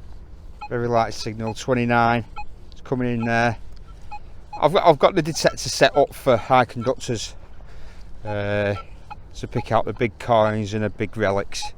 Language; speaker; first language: English; native; English